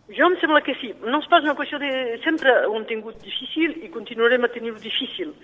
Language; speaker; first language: Catalan; native; Catalan